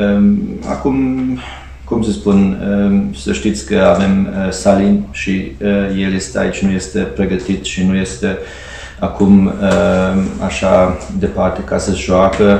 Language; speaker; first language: Romanian; non-native, fluent; Hungarian